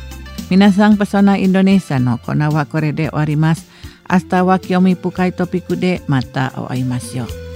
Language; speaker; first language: Japanese; non-native, fluent; Indonesian